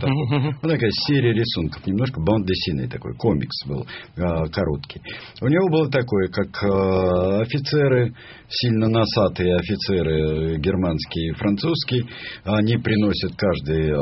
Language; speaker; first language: Russian; native; Russian